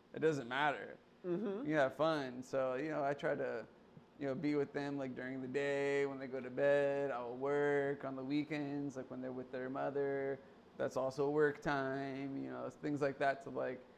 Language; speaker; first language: English; native; English